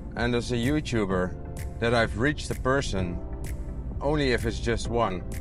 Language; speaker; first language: English; non-native, fluent; Dutch